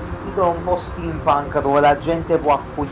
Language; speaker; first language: Italian; native; Italian